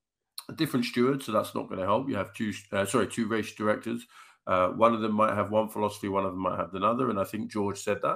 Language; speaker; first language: English; native; English